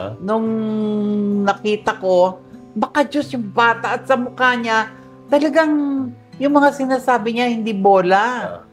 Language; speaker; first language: Filipino; native; Filipino